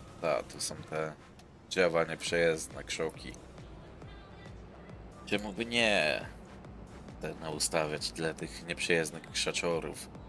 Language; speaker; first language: Polish; native; Polish